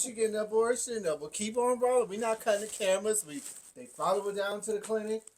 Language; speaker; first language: English; native; English